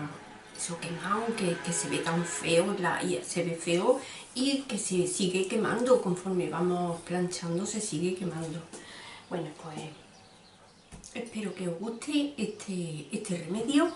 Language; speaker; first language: Spanish; native; Spanish